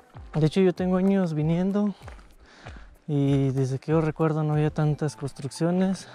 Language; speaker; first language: Spanish; native; Spanish